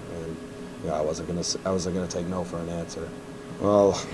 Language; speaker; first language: English; native; English